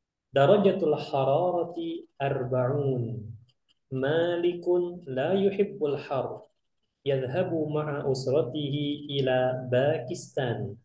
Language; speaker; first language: Arabic; non-native, fluent; Indonesian